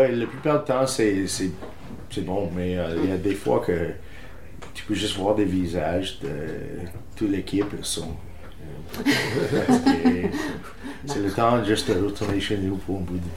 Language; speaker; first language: French; non-native, fluent; English